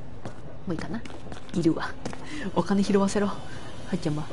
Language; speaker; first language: Japanese; native; Japanese